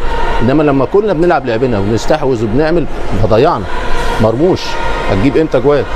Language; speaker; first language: Arabic; native; Arabic